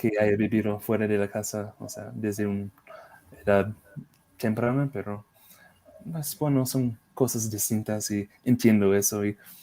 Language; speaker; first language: Spanish; non-native, fluent; English